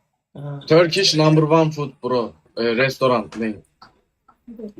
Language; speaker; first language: English; non-native, learner; Turkish